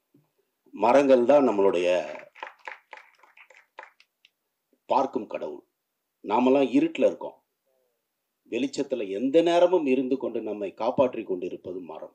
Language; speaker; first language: Tamil; native; Tamil